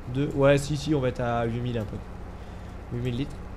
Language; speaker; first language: French; native; French